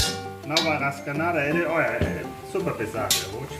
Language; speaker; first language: Portuguese; non-native, learner; German